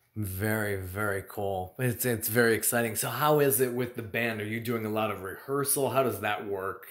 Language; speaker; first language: English; native; English